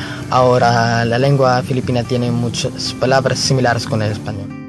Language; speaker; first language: Spanish; non-native, fluent; Filipino